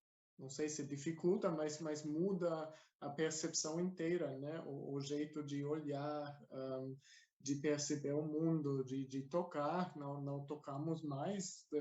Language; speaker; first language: Portuguese; non-native, fluent; German